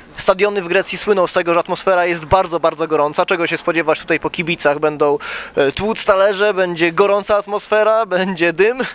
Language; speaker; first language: Polish; native; Polish